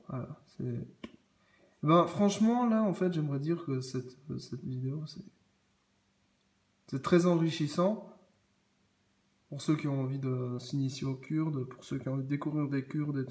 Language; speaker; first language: French; native; French